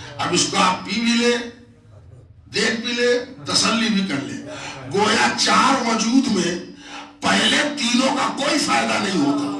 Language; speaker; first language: Urdu; native; Urdu